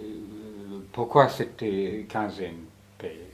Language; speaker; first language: French; non-native, fluent; English